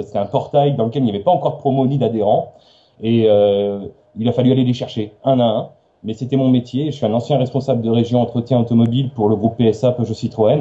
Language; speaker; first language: French; native; French